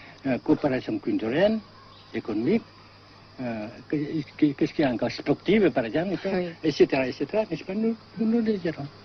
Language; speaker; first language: French; non-native, fluent; Vietnamese